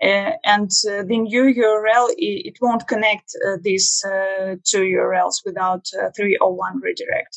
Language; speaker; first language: English; non-native, learner; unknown